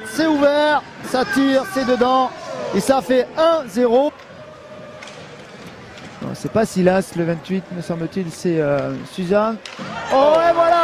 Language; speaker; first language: French; native; French